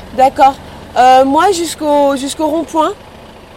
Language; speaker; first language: French; native; French